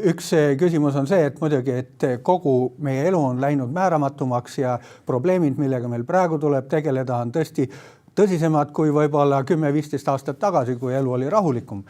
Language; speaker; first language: Estonian; native; Estonian